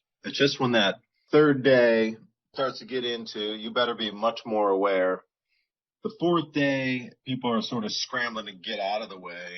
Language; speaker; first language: English; native; English